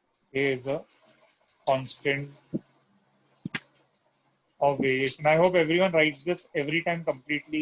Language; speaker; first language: English; non-native, local second language; Hindi